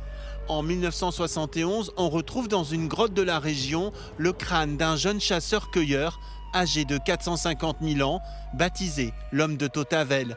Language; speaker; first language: French; native; French